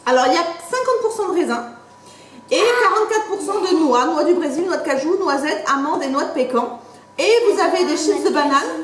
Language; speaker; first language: French; native; French